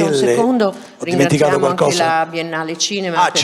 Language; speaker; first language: Italian; native; Italian